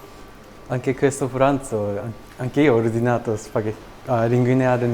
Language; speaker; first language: Italian; non-native, learner; Japanese